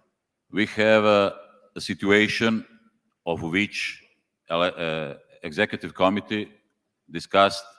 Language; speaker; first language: English; non-native, fluent; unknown